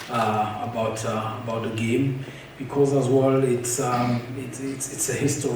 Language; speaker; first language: English; non-native, fluent; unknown